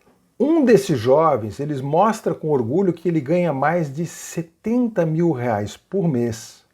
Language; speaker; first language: Portuguese; native; Portuguese